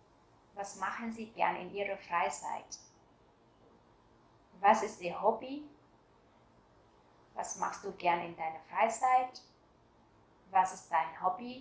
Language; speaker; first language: German; non-native, fluent; Vietnamese